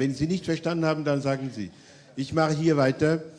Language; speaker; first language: German; non-native, fluent; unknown